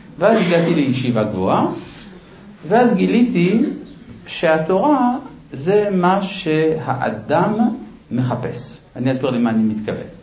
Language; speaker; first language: Hebrew; non-native, fluent; Spanish